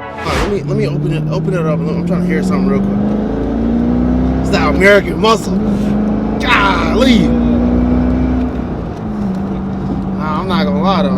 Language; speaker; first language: English; native; English